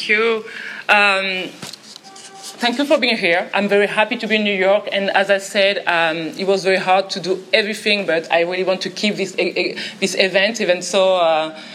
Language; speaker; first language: English; non-native, fluent; French